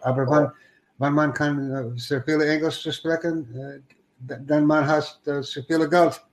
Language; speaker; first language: German; non-native, learner; English